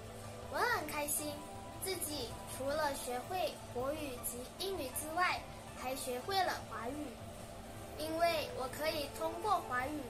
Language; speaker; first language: Chinese; non-native, local second language; Malay